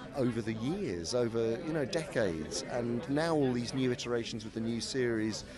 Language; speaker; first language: English; native; English